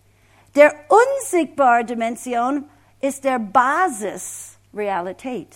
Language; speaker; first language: German; non-native, fluent; English